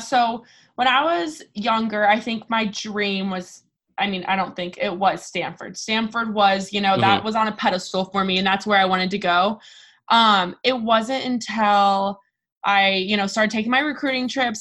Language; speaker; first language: English; native; English